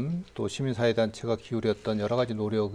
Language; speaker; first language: Korean; native; Korean